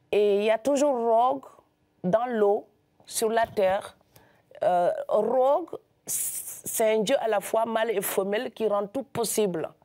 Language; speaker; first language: French; non-native, local second language; Serer